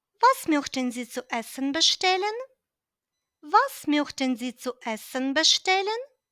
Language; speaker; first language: German; non-native, fluent; Ukrainian